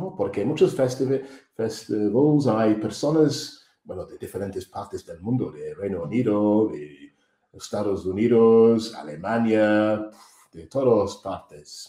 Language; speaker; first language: Spanish; non-native, fluent; English